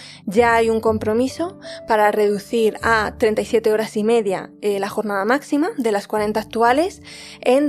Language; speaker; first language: Spanish; native; Spanish